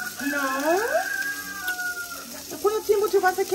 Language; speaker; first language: Spanish; non-native, learner; English